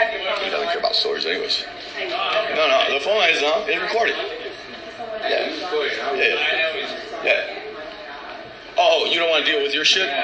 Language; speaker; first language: English; native; English